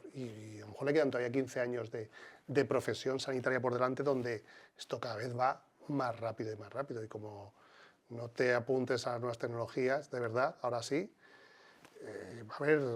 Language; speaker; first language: Spanish; native; Spanish